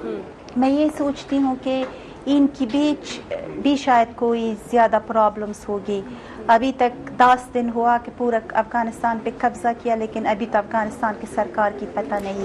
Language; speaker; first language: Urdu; non-native, learner; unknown